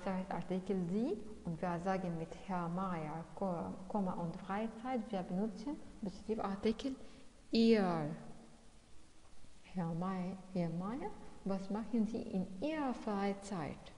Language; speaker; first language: German; non-native, fluent; Arabic